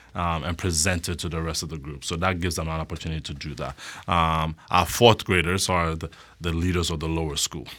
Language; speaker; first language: English; non-native, local second language; Akan